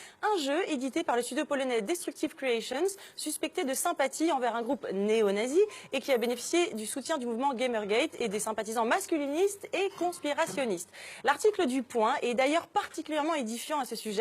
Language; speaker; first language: French; native; French